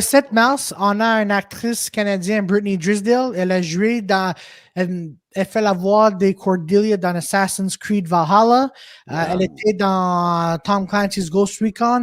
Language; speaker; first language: French; non-native, local second language; English